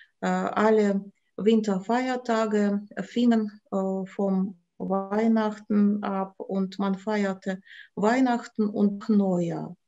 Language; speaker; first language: German; non-native, fluent; Russian